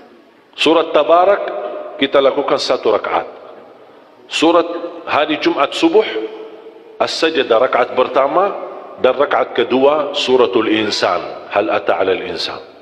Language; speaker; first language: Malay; non-native, fluent; Arabic